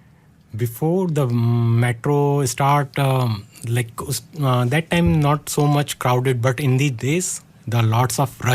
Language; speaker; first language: English; non-native, learner; Hindi